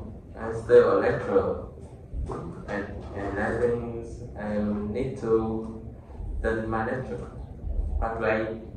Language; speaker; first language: English; non-native, learner; Vietnamese